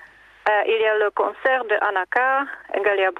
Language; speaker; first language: French; non-native, fluent; Czech